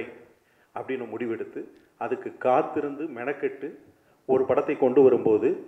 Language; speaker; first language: Tamil; native; Tamil